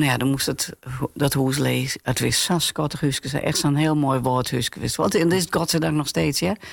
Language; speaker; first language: Dutch; non-native, local second language; Western Frisian